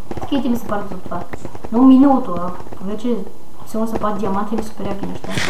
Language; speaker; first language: Bulgarian; native; Bulgarian